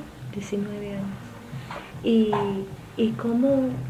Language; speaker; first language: Spanish; non-native, fluent; English